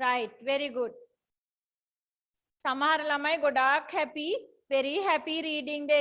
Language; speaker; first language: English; non-native, fluent; Sinhala